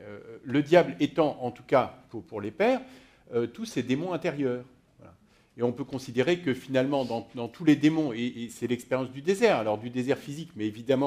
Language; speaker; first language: French; native; French